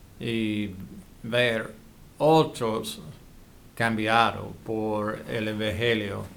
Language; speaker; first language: Spanish; non-native, learner; English